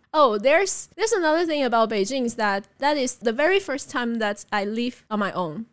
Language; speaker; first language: English; non-native, fluent; Chinese